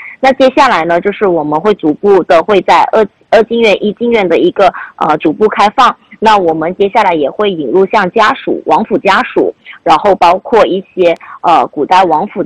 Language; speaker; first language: Chinese; early bilingual, heritage; Chinese